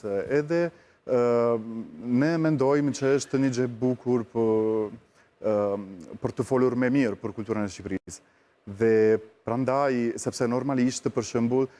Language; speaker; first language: Albanian; non-native, learner; Italian